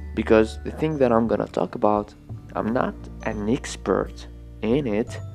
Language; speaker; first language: English; non-native, fluent; Arabic